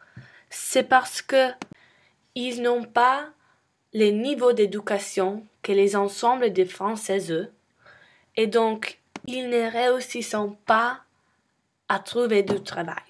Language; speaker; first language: French; non-native, learner; English